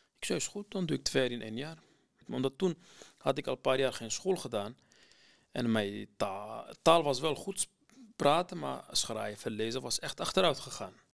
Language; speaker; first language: Dutch; non-native, fluent; Kurdish